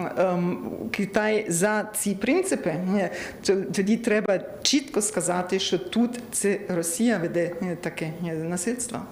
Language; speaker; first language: Ukrainian; non-native, learner; German